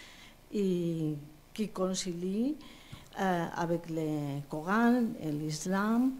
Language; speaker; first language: French; non-native, fluent; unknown